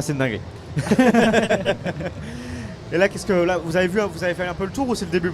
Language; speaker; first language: French; native; French